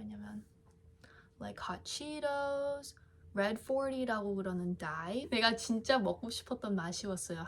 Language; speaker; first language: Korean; early bilingual, heritage; English